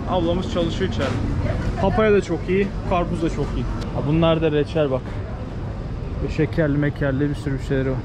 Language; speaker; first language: Turkish; native; Turkish